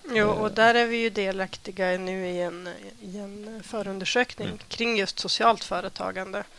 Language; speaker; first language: Swedish; native; Swedish